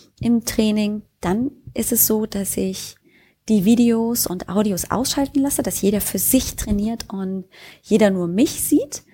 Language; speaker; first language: German; native; German